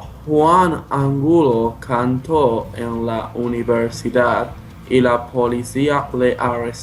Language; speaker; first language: Spanish; non-native, learner; English